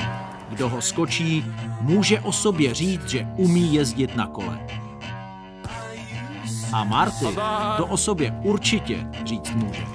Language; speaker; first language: Czech; native; Czech